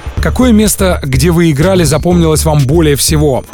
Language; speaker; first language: Russian; native; Russian